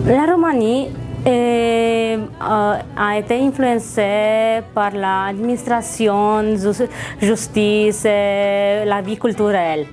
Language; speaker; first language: French; non-native, learner; Romanian